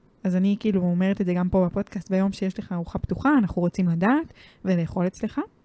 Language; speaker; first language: Hebrew; native; Hebrew